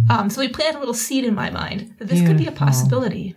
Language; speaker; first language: English; native; English